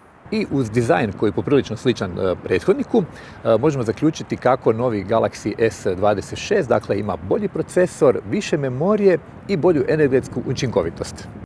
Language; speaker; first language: Croatian; native; Croatian